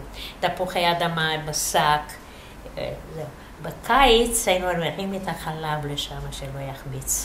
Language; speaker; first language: Hebrew; non-native, fluent; Yiddish